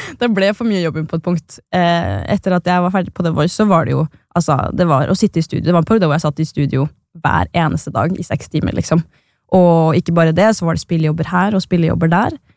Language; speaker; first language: Norwegian; native; Norwegian